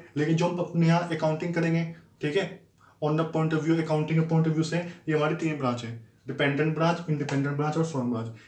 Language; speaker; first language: Hindi; native; Hindi